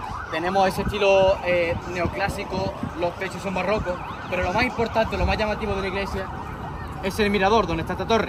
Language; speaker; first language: Spanish; native; Spanish